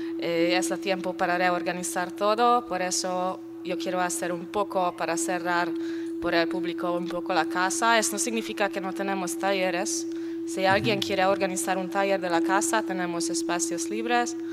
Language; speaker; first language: Spanish; non-native, learner; Hungarian